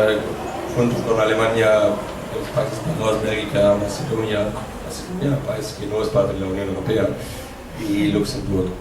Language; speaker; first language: Spanish; non-native, fluent; German